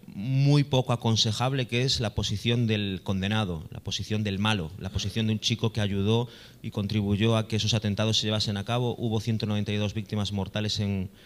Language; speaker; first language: Spanish; native; Spanish